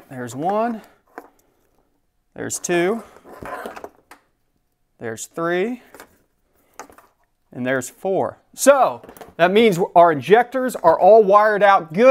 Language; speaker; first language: English; native; English